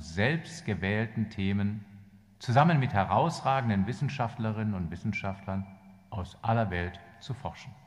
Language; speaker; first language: German; native; German